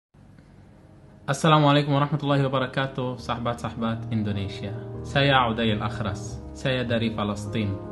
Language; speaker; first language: Indonesian; non-native, learner; Arabic